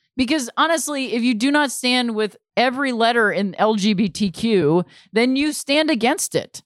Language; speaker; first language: English; native; English